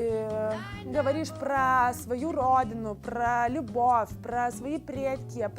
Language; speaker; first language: Russian; non-native, fluent; Lithuanian